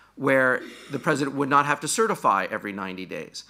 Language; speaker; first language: English; native; English